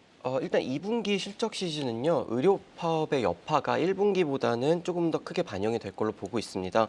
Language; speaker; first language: Korean; native; Korean